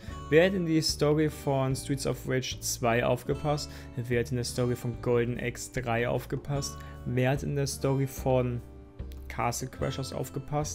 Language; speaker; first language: German; native; German